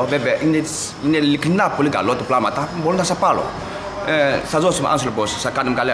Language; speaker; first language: Greek; non-native, learner; Chinese